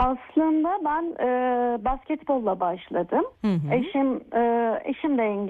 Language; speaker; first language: Turkish; native; Turkish